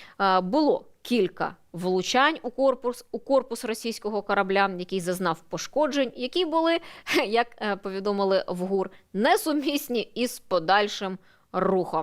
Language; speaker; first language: Ukrainian; native; Ukrainian